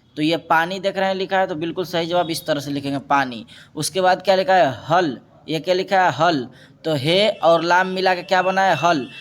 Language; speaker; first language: Hindi; native; Hindi